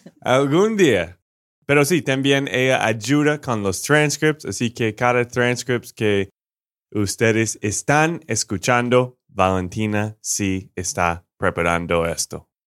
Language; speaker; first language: Spanish; non-native, fluent; English